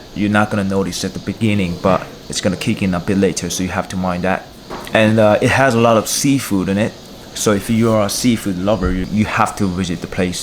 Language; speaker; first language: English; non-native, learner; Korean